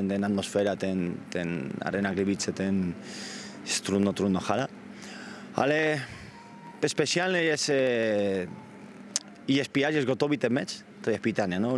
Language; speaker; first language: Polish; non-native, learner; Spanish